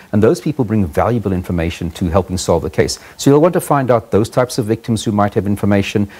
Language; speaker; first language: English; native; English